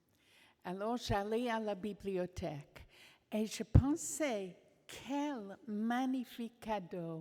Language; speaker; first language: French; non-native, fluent; English